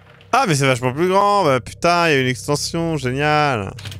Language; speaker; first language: French; native; French